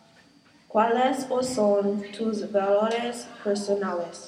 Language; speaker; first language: Spanish; non-native, learner; English